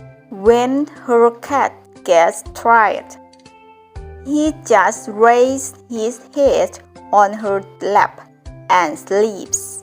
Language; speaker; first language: English; non-native, fluent; Thai